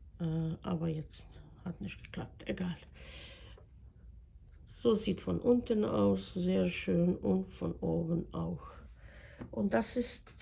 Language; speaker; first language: German; non-native, fluent; Croatian